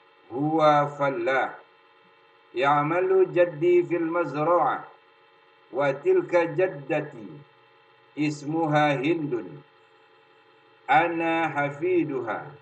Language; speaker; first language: Arabic; non-native, fluent; Indonesian